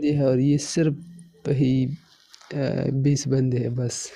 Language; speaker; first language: Hindi; non-native, local second language; Pashto